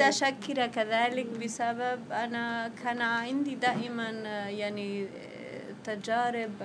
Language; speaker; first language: Arabic; non-native, fluent; Spanish